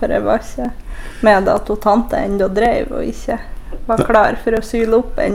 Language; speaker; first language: Norwegian; native; Norwegian